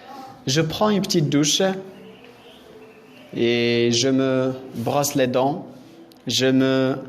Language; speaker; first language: French; non-native, local second language; Arabic